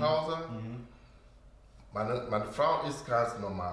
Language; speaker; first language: German; non-native, learner; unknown